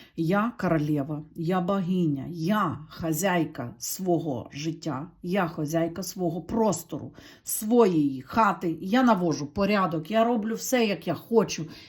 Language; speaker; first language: Ukrainian; non-native, local second language; Russian